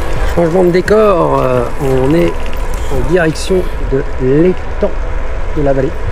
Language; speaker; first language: French; native; French